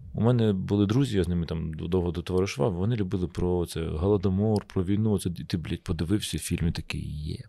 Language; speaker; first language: Ukrainian; native; Ukrainian